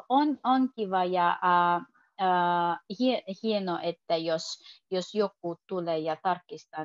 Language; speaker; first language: Finnish; non-native, learner; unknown